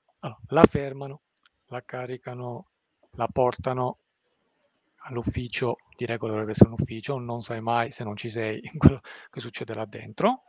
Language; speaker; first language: Italian; early bilingual, other home language; Persian